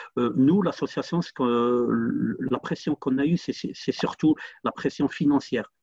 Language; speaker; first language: French; non-native, local second language; Arabic